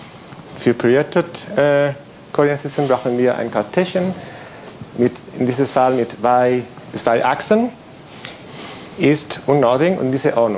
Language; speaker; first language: German; non-native, learner; Spanish